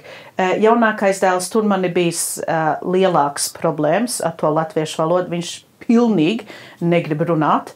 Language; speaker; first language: Latvian; early bilingual, heritage; Latvian